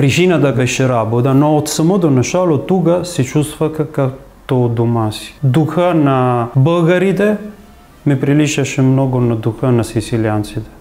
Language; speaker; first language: Bulgarian; non-native, fluent; Italian